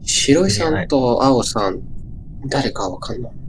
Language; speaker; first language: Japanese; non-native, learner; English